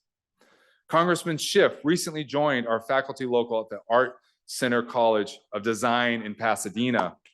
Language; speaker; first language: English; native; English